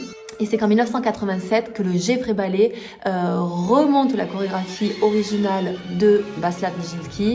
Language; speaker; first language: French; native; French